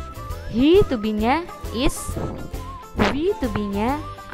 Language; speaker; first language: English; non-native, fluent; Indonesian